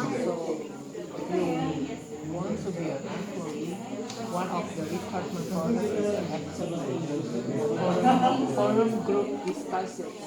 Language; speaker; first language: English; non-native, learner; Indonesian